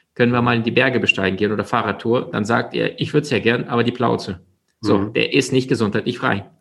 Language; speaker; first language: German; early bilingual, other home language; Russian